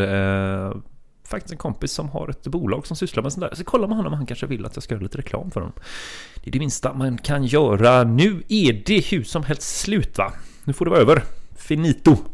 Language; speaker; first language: Swedish; native; Swedish